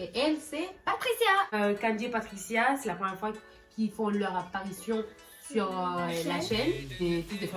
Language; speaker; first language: French; native; French